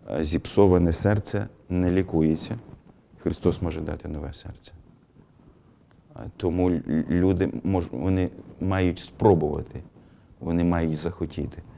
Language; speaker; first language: Ukrainian; native; Ukrainian